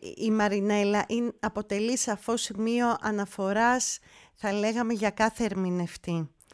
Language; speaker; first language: Greek; native; Greek